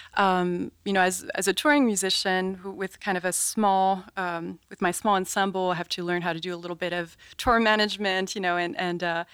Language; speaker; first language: English; non-native, fluent; French